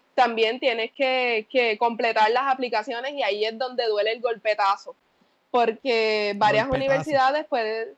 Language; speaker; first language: Spanish; native; Spanish